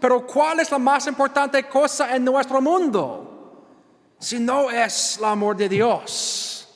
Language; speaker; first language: Spanish; non-native, learner; English